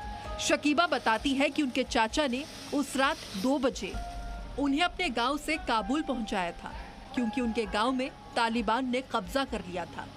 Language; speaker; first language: Hindi; native; Hindi